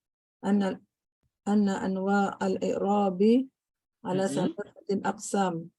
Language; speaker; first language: Arabic; non-native, learner; Indonesian